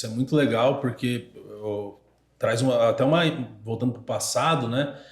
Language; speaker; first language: Portuguese; native; Portuguese